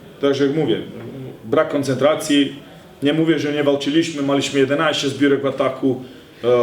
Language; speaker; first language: Polish; non-native, learner; Serbian